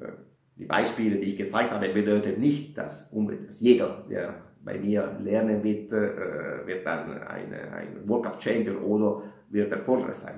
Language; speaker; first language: German; non-native, fluent; Italian